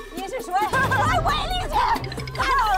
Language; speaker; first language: Chinese; native; Chinese